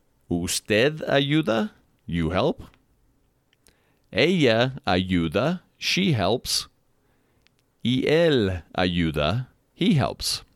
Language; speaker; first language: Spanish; non-native, fluent; English